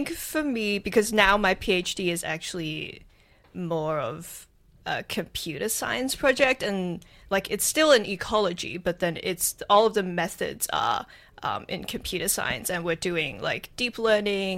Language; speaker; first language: English; non-native, local second language; Cantonese